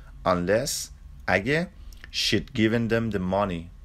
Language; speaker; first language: English; non-native, fluent; Persian